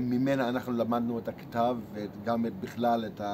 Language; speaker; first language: Hebrew; non-native, fluent; English